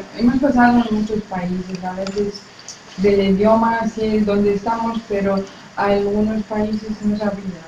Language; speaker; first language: Spanish; non-native, learner; Arabic